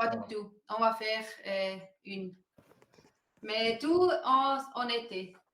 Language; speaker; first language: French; non-native, learner; German